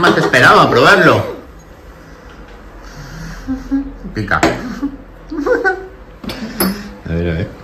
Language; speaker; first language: Spanish; native; Spanish